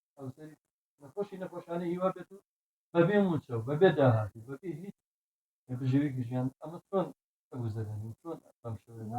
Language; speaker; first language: Central Kurdish; native; Central Kurdish